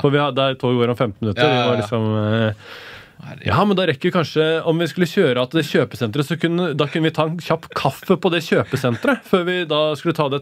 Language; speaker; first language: Norwegian; native; Norwegian